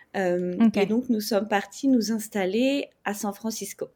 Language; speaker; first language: French; native; French